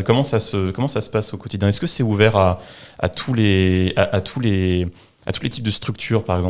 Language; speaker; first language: French; native; French